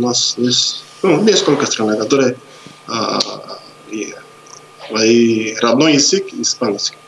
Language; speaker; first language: Russian; non-native, learner; Spanish